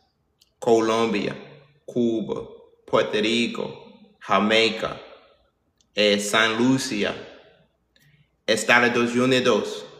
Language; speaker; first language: Spanish; non-native, learner; English